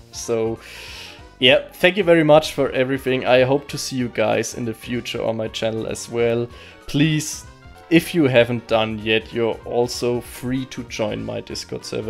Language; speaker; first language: English; non-native, fluent; German